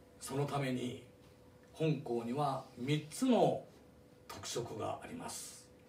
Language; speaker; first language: Japanese; native; Japanese